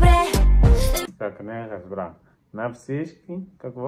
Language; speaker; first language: Bulgarian; non-native, learner; Portuguese